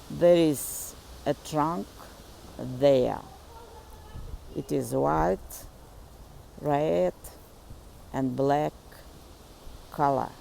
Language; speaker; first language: English; non-native, fluent; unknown